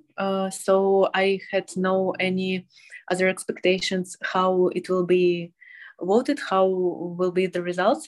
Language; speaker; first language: English; non-native, fluent; Ukrainian